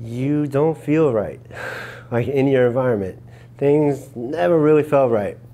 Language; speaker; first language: English; native; English